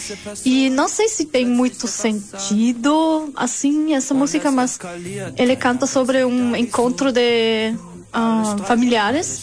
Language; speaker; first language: Portuguese; non-native, learner; German